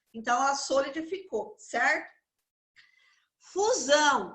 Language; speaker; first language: Portuguese; native; Portuguese